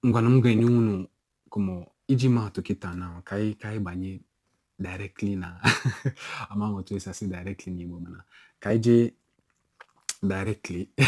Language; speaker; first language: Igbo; non-native, local second language; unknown